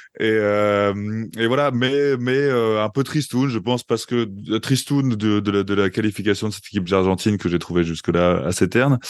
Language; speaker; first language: French; native; French